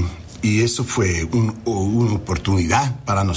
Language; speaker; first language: Spanish; non-native, learner; English